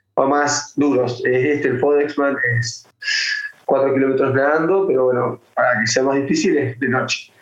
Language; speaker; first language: Spanish; native; Spanish